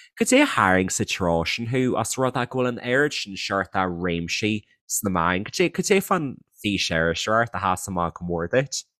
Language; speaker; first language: Irish; native; Irish